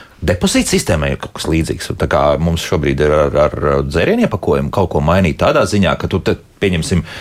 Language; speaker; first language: Latvian; native; Latvian